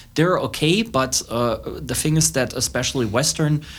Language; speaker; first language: English; non-native, fluent; German